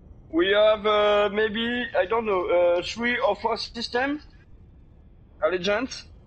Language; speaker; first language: English; non-native, learner; French